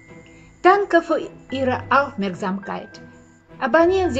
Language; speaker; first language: German; non-native, fluent; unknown